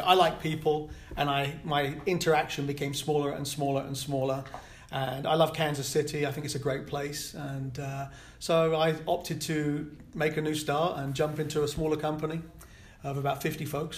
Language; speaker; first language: English; native; English